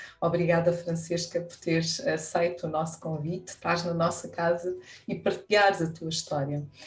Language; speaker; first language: Portuguese; native; Portuguese